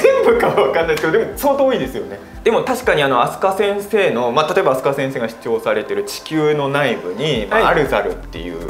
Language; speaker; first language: Japanese; native; Japanese